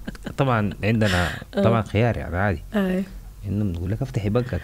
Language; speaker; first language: Arabic; native; Arabic